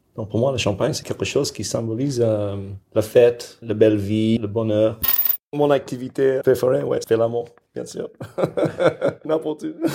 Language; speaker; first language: French; non-native, fluent; English